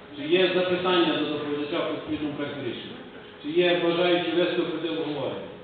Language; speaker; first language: Ukrainian; native; Ukrainian